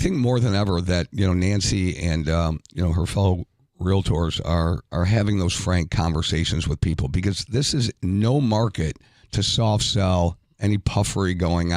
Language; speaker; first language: English; native; English